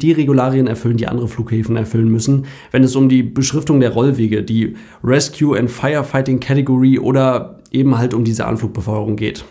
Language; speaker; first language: German; native; German